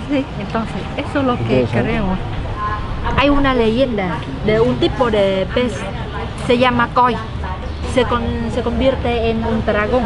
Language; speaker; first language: Spanish; non-native, learner; Vietnamese